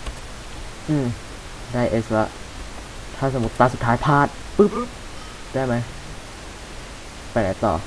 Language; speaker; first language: Thai; native; Thai